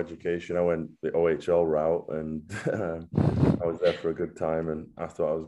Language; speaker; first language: English; native; English